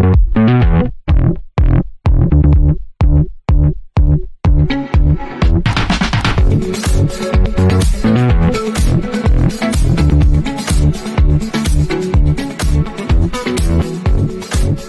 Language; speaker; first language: English; native; English